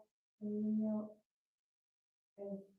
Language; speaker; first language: Spanish; non-native, learner; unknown